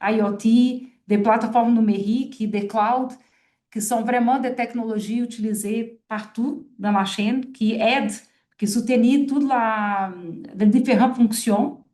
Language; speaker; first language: French; non-native, fluent; Portuguese